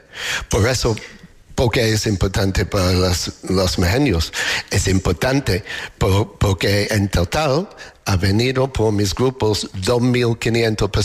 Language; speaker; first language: Spanish; non-native, fluent; English